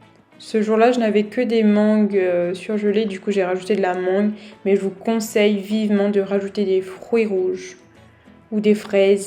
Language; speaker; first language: French; native; French